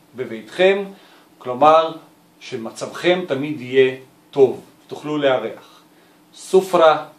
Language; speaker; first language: Hebrew; non-native, local second language; Arabic